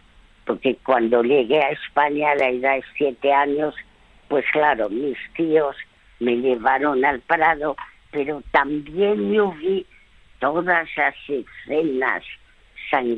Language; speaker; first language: Spanish; early bilingual, other home language; French